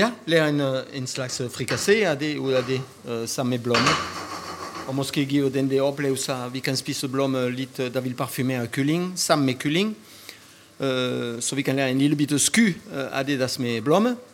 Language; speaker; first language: Danish; non-native, fluent; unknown